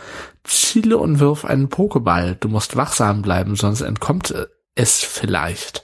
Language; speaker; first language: German; native; German